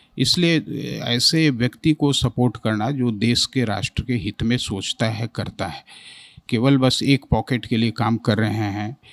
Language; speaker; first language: Hindi; native; Hindi